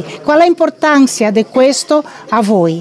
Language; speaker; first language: Italian; non-native, learner; Portuguese